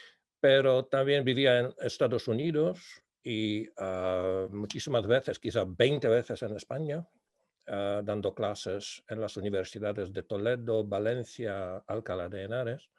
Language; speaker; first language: Spanish; non-native, fluent; Polish